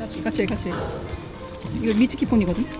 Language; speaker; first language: Korean; native; Korean